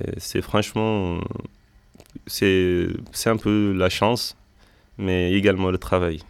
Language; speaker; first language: French; non-native, fluent; Arabic